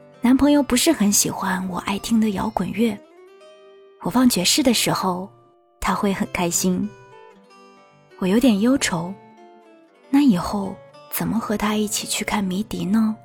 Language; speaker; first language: Chinese; native; Chinese